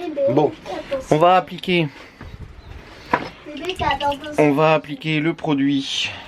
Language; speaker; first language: French; native; French